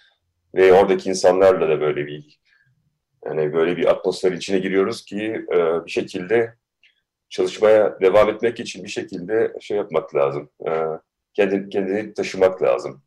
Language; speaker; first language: Turkish; early bilingual, heritage; Turkish